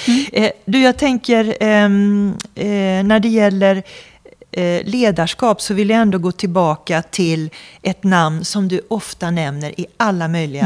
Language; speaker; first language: Swedish; native; Swedish